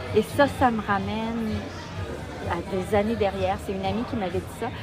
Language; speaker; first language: French; native; French